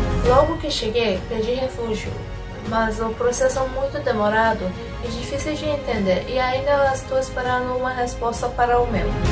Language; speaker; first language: Portuguese; non-native, fluent; Persian